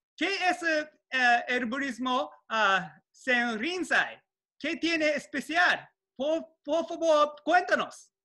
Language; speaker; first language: Spanish; non-native, learner; Japanese